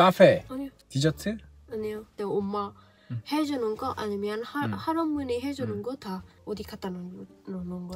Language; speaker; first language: Korean; non-native, learner; Arabic